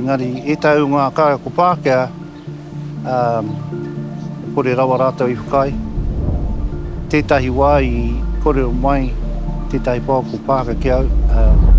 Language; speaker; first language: Māori; non-native, local second language; English